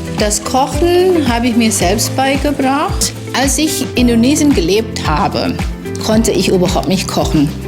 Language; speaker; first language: German; non-native, fluent; Indonesian